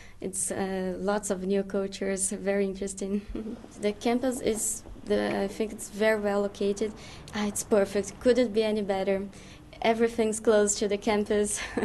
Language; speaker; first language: English; non-native, fluent; Portuguese